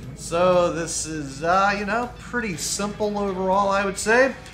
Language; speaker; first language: English; native; English